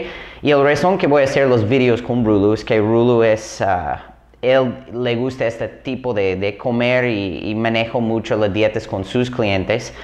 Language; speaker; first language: Spanish; non-native, fluent; English